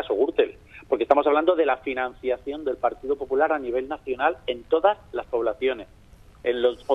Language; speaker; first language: Spanish; native; Spanish